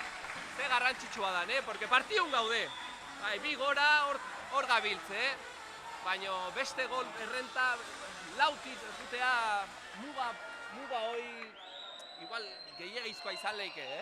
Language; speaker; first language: Basque; native; Basque